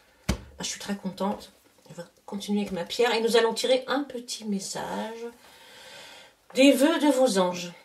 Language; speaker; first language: French; native; French